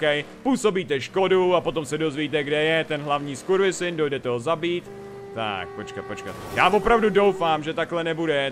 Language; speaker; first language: Czech; native; Czech